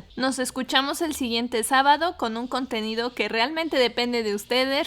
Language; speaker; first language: Spanish; native; Spanish